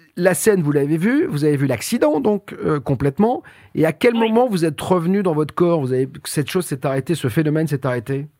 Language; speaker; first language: French; native; French